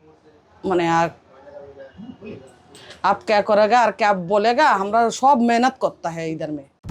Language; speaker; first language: Hindi; non-native, local second language; Bangla